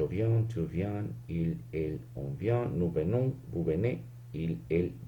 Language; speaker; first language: French; non-native, fluent; Spanish